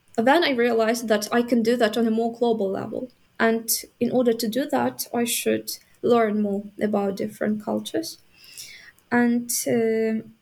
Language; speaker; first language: English; non-native, fluent; Ukrainian